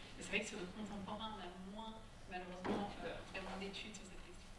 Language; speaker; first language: French; native; French